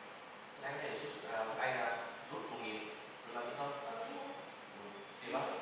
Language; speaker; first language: Chinese; non-native, fluent; Vietnamese